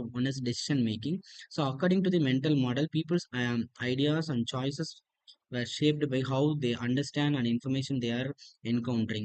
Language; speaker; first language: English; non-native, local second language; Tamil